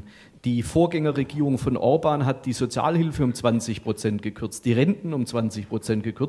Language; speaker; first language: German; native; German